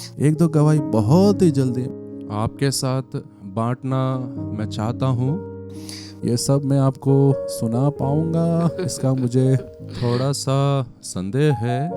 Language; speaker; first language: Hindi; non-native, local second language; Malayalam